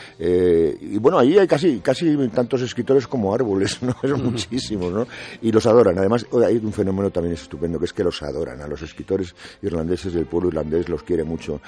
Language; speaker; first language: Spanish; native; Spanish